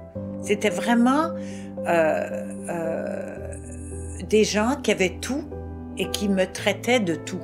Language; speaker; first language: French; native; French